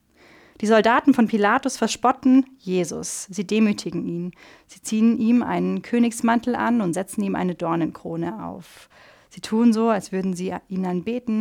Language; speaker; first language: German; native; German